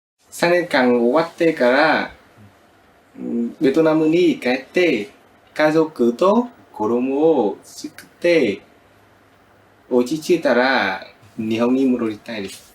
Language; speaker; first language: Japanese; non-native, learner; Vietnamese